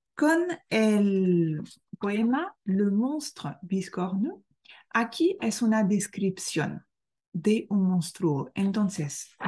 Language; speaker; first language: Spanish; non-native, fluent; French